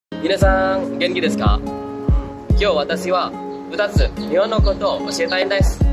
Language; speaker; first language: Japanese; non-native, learner; Indonesian